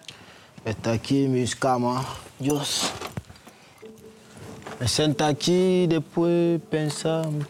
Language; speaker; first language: Spanish; non-native, learner; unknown